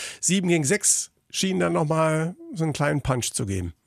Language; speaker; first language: German; native; German